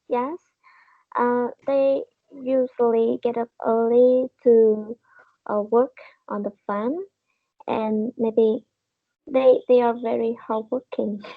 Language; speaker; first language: English; non-native, learner; Vietnamese